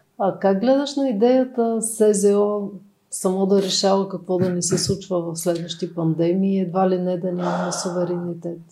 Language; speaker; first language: Bulgarian; native; Bulgarian